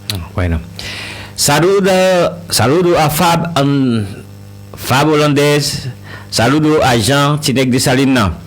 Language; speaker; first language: Spanish; non-native, learner; Haitian Creole